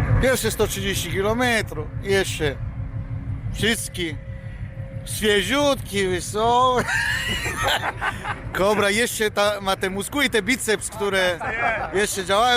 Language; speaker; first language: Polish; non-native, fluent; Italian